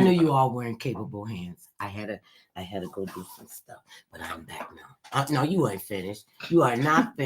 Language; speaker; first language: English; native; English